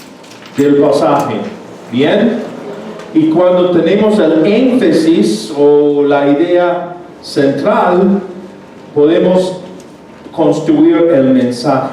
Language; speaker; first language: Spanish; non-native, fluent; English